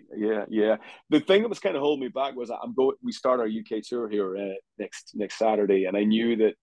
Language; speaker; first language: English; native; English